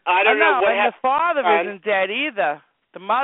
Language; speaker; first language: English; native; English